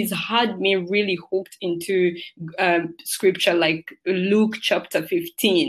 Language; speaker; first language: English; non-native, local second language; Ganda